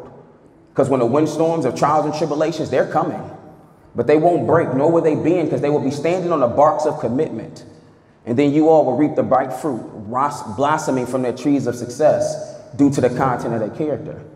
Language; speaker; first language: English; native; English